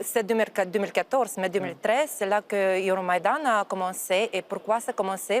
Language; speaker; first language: French; non-native, fluent; Ukrainian